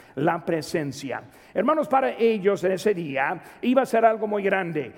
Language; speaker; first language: Spanish; native; Spanish